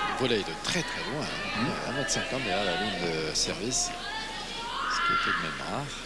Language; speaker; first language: French; native; French